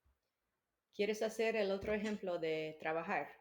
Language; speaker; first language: Spanish; non-native, fluent; English